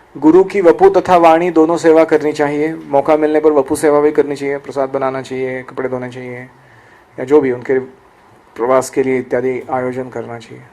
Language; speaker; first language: Hindi; non-native, local second language; Marathi